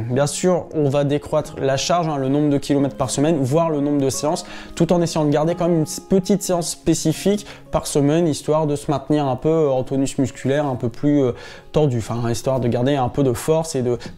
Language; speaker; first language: French; native; French